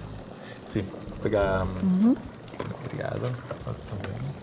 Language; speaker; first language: Portuguese; non-native, fluent; Italian